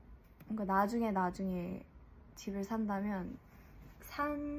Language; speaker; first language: Korean; early bilingual, heritage; English